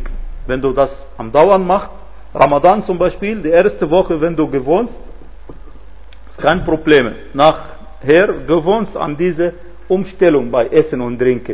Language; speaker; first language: German; non-native, fluent; Arabic